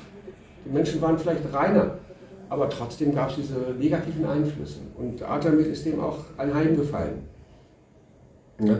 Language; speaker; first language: German; native; German